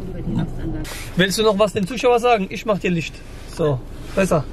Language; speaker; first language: German; native; German